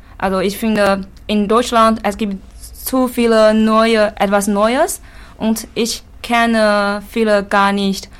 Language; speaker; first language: German; non-native, learner; Chinese